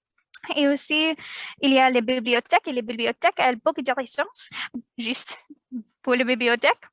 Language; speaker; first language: French; non-native, learner; English